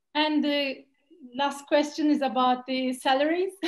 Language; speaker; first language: English; non-native, fluent; Turkish